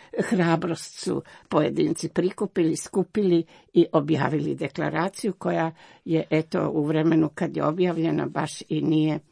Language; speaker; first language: Croatian; native; Croatian